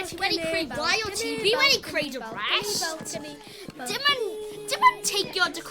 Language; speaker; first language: Welsh; non-native, local second language; English